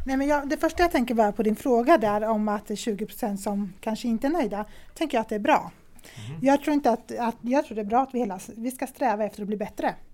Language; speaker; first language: Swedish; native; Swedish